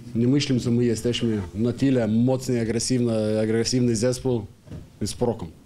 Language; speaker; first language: Polish; non-native, learner; Ukrainian